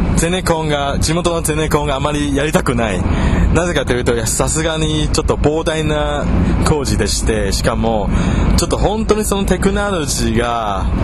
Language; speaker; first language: Japanese; non-native, fluent; Chinese